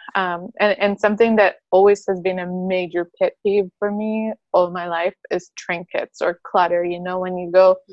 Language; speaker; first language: English; non-native, fluent; Spanish